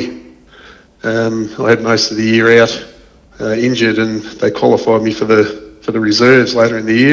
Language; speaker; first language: English; native; English